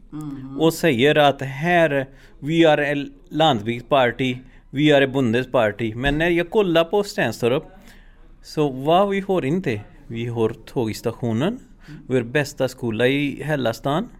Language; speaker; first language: Swedish; non-native, learner; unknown